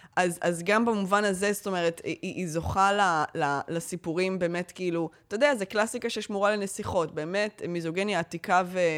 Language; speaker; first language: Hebrew; native; Hebrew